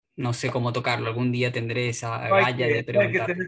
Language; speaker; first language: Spanish; native; Spanish